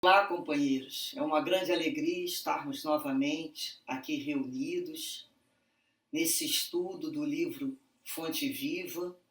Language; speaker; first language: Portuguese; native; Portuguese